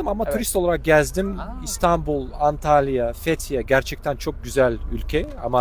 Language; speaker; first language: Turkish; non-native, fluent; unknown